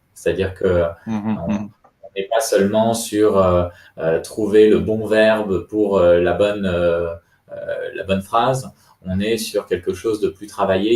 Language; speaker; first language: French; native; French